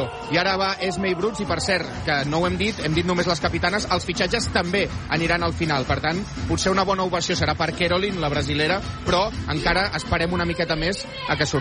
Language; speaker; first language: Catalan; native; Catalan